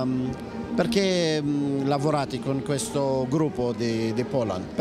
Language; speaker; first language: Italian; non-native, learner; Romanian